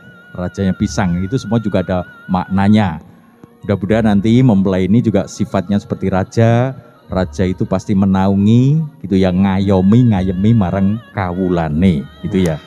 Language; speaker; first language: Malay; non-native, local second language; Javanese